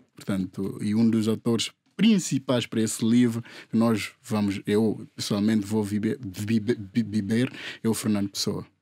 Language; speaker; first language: Portuguese; non-native, local second language; Upper Guinea Crioulo